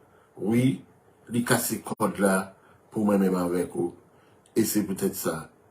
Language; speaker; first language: French; non-native, local second language; Haitian Creole